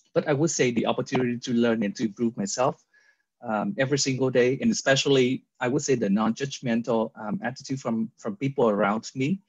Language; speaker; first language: English; non-native, fluent; Vietnamese